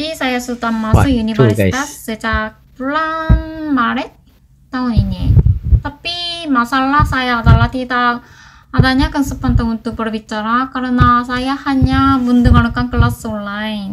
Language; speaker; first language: Indonesian; non-native, fluent; Korean